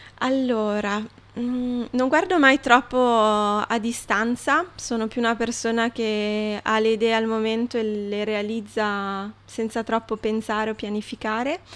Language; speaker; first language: Italian; native; Italian